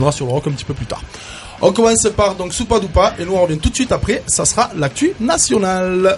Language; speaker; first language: French; native; French